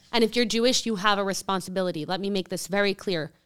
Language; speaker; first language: English; early bilingual, other home language; Spanish